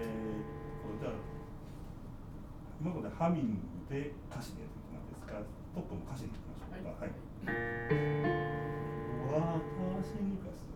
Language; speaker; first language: Japanese; native; Japanese